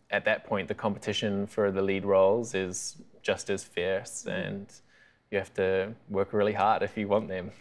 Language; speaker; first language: English; native; English